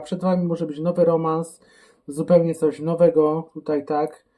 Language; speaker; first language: Polish; native; Polish